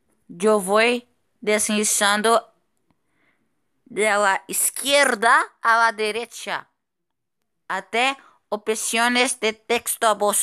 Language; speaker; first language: Spanish; non-native, fluent; Portuguese